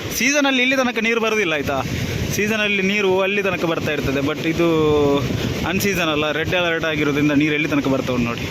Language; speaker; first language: Kannada; native; Kannada